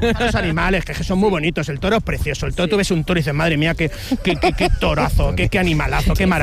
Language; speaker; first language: Spanish; native; Spanish